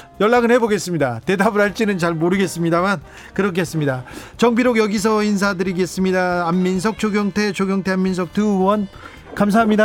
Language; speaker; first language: Korean; native; Korean